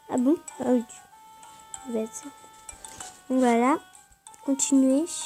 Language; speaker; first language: French; native; French